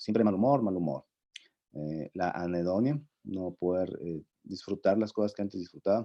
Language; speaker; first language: Spanish; native; Spanish